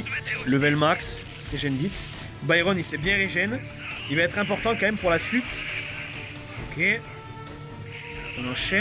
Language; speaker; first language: French; native; French